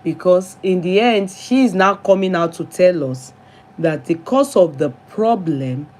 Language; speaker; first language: English; non-native, local second language; Yoruba